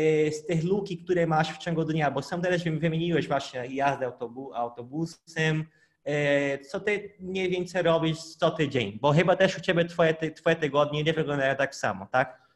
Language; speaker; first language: Polish; non-native, fluent; Portuguese